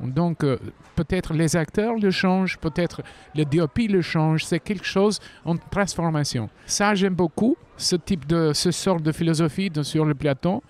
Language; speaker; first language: French; non-native, fluent; Albanian